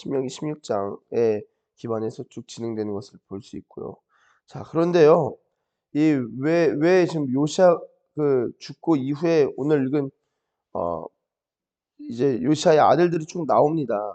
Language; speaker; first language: Korean; native; Korean